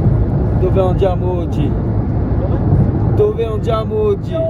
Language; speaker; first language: Italian; non-native, learner; French